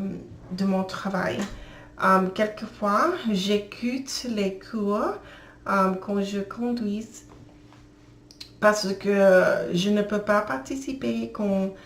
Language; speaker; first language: French; non-native, learner; English